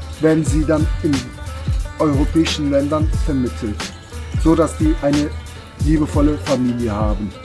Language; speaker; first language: German; early bilingual, other home language; Turkish